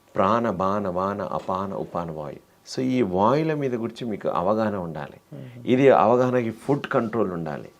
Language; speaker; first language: Telugu; native; Telugu